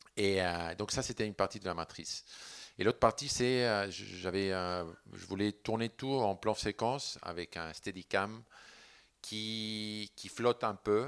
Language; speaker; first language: French; non-native, fluent; Spanish